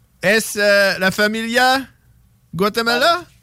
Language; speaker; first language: Spanish; non-native, learner; French